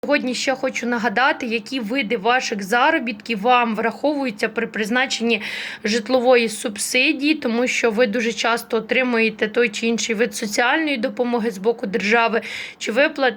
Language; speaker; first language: Ukrainian; native; Ukrainian